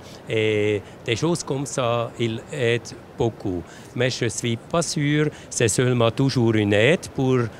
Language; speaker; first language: French; non-native, local second language; German